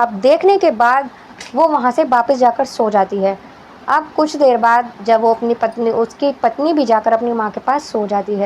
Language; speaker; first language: Hindi; native; Hindi